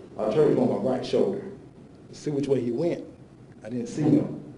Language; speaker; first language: English; native; English